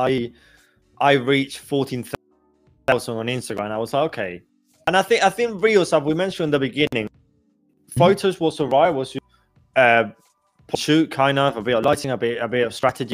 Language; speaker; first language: English; non-native, fluent; Spanish